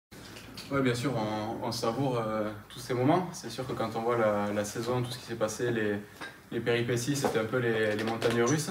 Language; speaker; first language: French; native; French